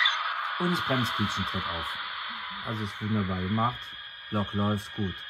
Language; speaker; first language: German; native; German